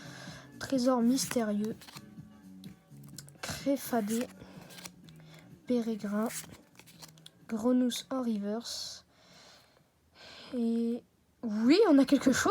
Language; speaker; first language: French; native; French